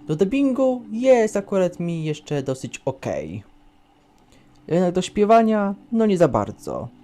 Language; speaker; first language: Polish; native; Polish